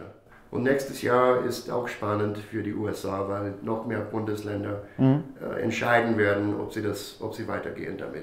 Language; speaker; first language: German; non-native, fluent; English